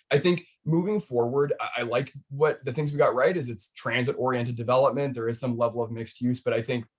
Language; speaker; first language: English; native; English